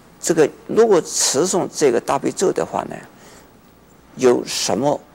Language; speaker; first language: Chinese; native; Chinese